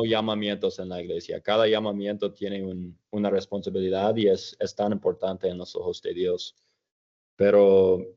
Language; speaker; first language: Spanish; non-native, fluent; English